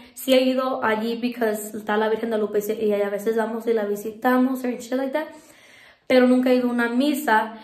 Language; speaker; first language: Spanish; early bilingual, heritage; Spanish